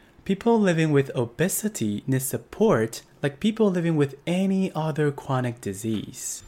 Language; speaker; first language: English; non-native, fluent; Chinese